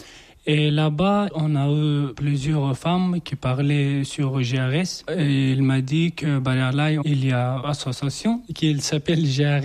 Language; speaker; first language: French; non-native, learner; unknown